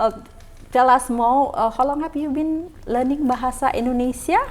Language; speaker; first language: English; non-native, fluent; Indonesian